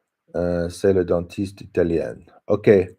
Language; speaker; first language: French; non-native, learner; English